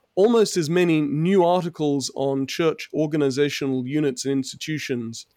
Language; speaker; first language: English; native; English